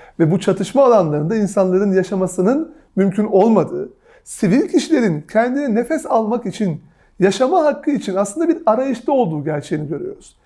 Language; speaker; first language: Turkish; native; Turkish